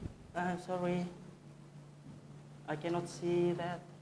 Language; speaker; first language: English; non-native, learner; Indonesian